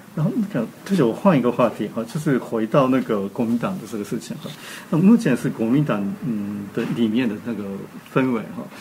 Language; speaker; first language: Chinese; non-native, fluent; Japanese